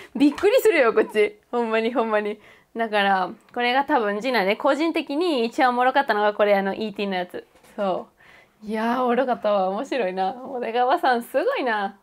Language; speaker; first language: Japanese; non-native, fluent; Spanish